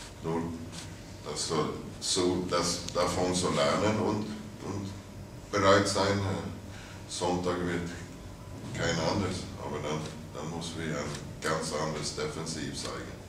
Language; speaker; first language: German; non-native, fluent; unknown